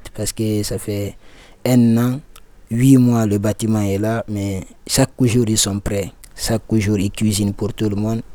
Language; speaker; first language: French; non-native, local second language; Fula